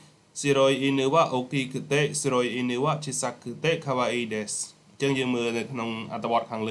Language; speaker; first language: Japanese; non-native, fluent; Khmer